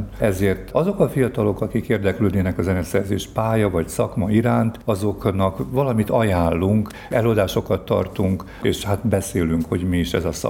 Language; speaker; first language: Hungarian; native; Hungarian